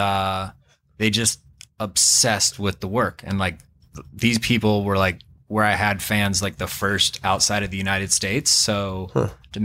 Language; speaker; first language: English; native; English